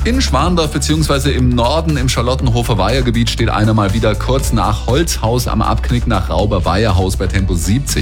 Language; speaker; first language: German; native; German